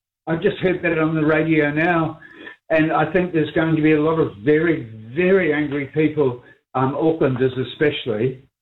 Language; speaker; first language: English; native; English